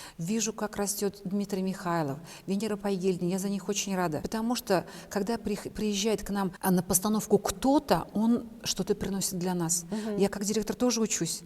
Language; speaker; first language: Russian; non-native, local second language; Chuvash